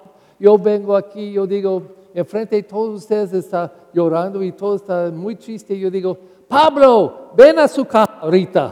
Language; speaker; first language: Spanish; non-native, learner; English